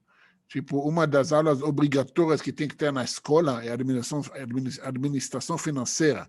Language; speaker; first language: Portuguese; non-native, fluent; Hebrew